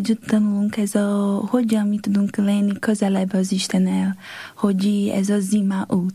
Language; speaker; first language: Hungarian; non-native, learner; Portuguese